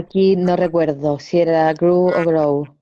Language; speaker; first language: Spanish; native; Spanish